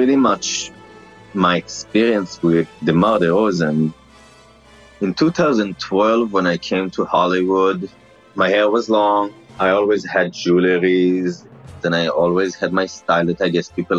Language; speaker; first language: English; non-native, fluent; Hebrew